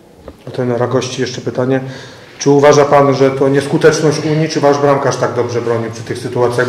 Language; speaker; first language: Polish; native; Polish